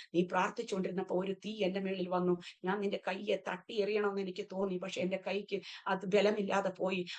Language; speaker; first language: Malayalam; early bilingual, heritage; Malayalam